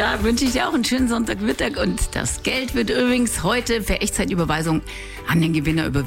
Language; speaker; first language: German; native; German